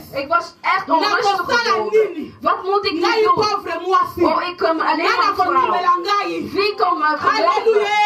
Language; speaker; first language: Dutch; non-native, fluent; Lingala